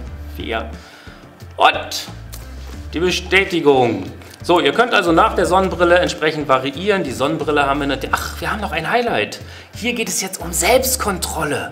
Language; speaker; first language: German; native; German